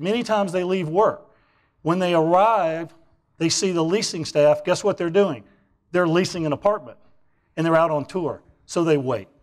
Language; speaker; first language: English; native; English